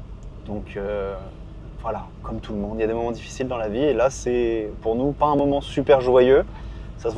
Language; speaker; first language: French; native; French